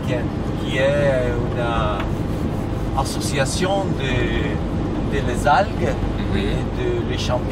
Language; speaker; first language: French; non-native, learner; Spanish